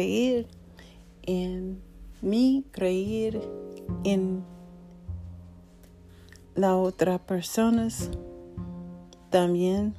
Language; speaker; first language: Spanish; non-native, learner; English